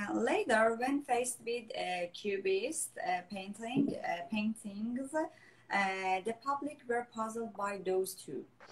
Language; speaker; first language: English; non-native, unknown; Persian